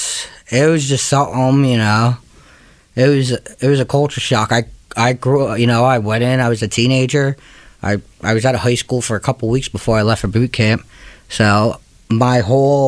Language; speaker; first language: English; native; English